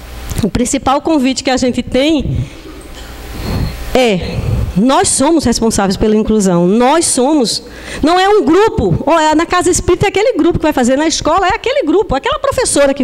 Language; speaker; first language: Portuguese; native; Portuguese